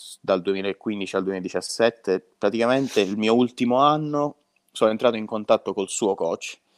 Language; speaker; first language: Italian; native; Italian